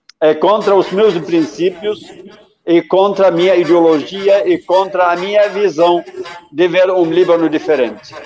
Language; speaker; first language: Portuguese; non-native, fluent; Arabic